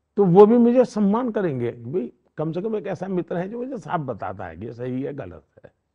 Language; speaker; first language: Hindi; non-native, local second language; Gujarati